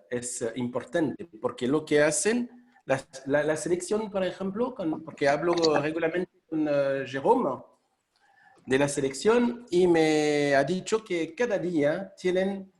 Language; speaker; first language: Spanish; non-native, fluent; French